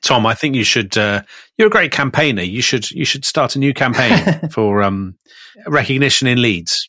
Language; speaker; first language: English; native; English